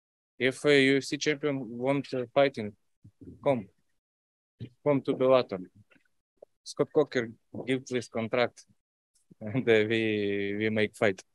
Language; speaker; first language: English; non-native, learner; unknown